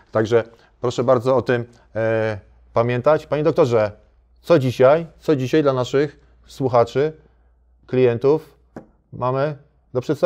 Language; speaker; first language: Polish; native; Polish